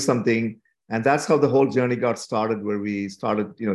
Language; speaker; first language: English; non-native, local second language; Tamil